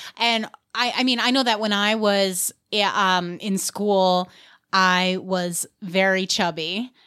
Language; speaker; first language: English; native; English